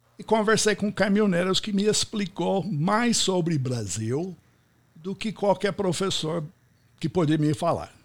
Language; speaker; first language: Portuguese; non-native, fluent; English